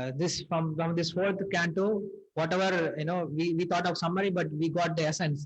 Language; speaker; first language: English; non-native, local second language; Tamil